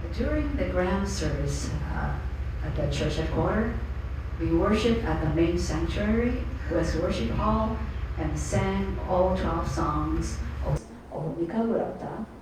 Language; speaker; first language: English; non-native, fluent; Japanese